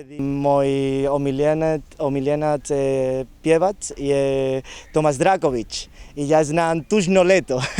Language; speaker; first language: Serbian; non-native, learner; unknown